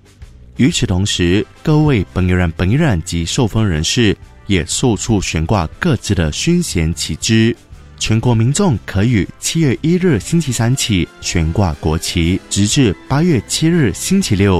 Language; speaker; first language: Chinese; native; Chinese